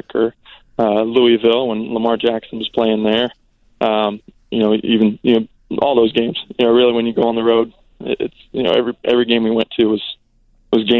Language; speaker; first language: English; native; English